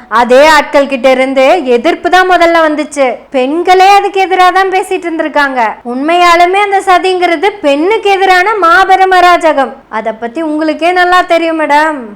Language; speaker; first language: Tamil; non-native, local second language; Malayalam